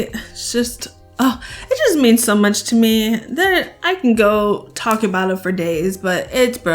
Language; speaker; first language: English; native; English